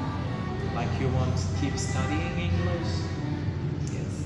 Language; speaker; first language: English; non-native, learner; Arabic